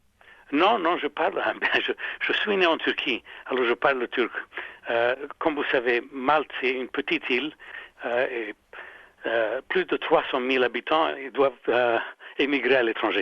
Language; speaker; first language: French; non-native, fluent; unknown